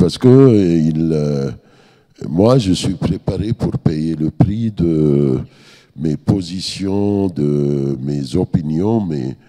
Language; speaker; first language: French; non-native, fluent; Arabic